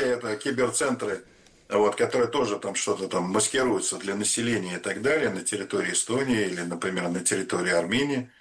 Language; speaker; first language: Russian; native; Russian